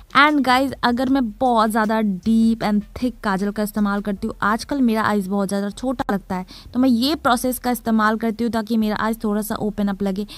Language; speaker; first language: Hindi; non-native, local second language; Bangla